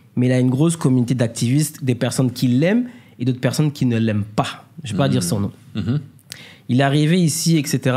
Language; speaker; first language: French; native; French